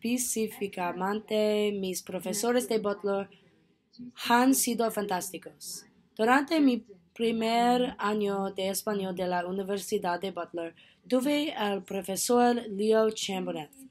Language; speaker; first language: Spanish; non-native, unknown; English